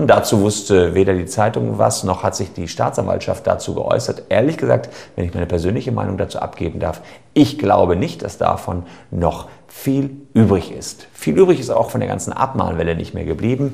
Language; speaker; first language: German; native; German